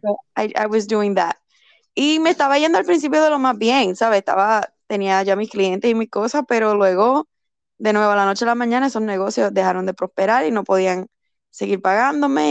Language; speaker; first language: Spanish; early bilingual, heritage; Spanish